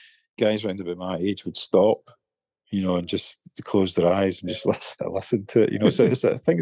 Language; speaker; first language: English; native; English